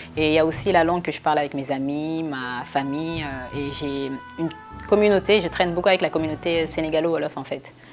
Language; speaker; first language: French; early bilingual, other home language; Wolof